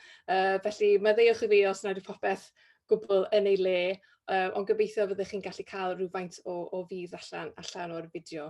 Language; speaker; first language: Welsh; native; Welsh